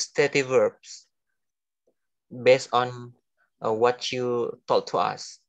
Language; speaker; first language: English; non-native, fluent; Indonesian